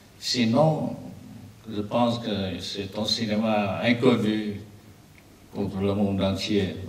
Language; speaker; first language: French; non-native, learner; Vietnamese